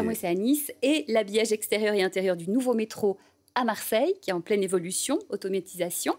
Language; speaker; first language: French; native; French